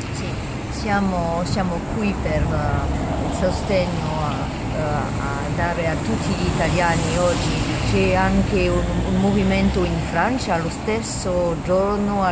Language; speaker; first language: Italian; non-native, learner; French